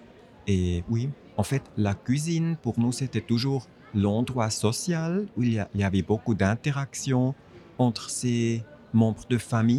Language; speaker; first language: French; non-native, fluent; German